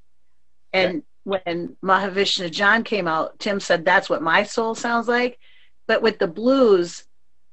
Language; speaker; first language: English; native; English